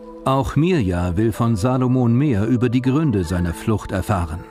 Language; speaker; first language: German; native; German